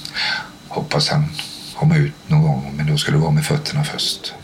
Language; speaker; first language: Swedish; native; Swedish